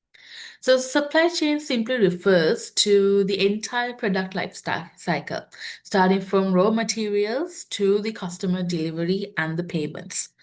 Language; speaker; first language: English; non-native, local second language; Sinhala